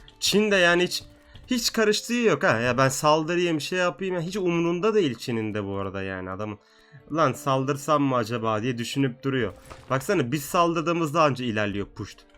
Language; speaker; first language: Turkish; native; Turkish